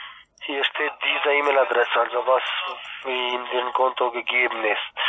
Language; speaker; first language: German; non-native, fluent; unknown